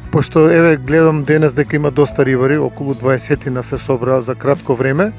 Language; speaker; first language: Macedonian; native; Macedonian